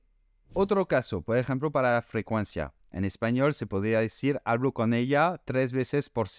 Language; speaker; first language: Spanish; non-native, fluent; French